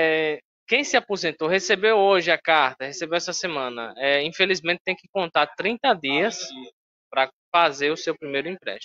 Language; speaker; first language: Portuguese; native; Portuguese